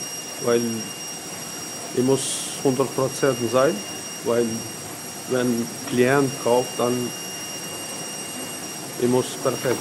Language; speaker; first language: German; non-native, learner; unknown